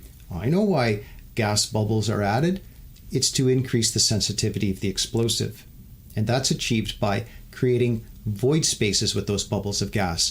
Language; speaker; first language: English; native; English